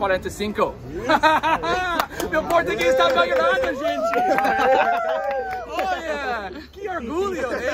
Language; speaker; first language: Portuguese; non-native, fluent; English